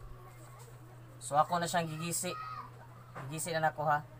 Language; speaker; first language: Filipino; non-native, local second language; Cebuano